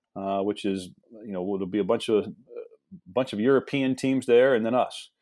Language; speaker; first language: English; native; English